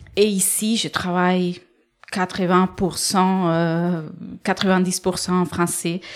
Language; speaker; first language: French; non-native, fluent; Spanish